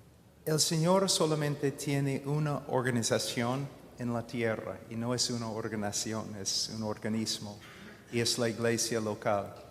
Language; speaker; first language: Spanish; non-native, fluent; English